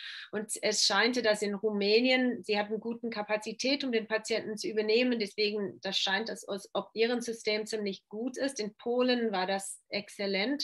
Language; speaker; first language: German; non-native, fluent; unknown